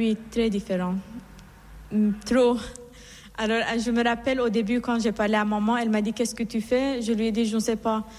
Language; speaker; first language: French; non-native, fluent; Assyrian Neo-Aramaic